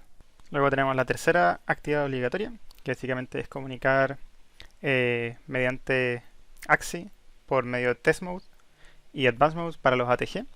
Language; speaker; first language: Spanish; native; Spanish